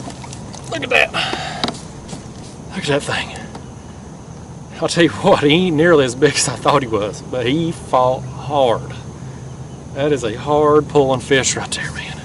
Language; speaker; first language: English; native; English